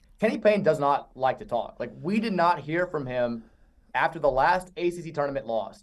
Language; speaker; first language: English; native; English